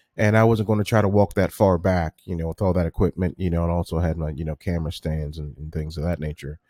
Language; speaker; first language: English; native; English